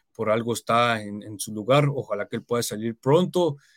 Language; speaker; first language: Spanish; early bilingual, heritage; Spanish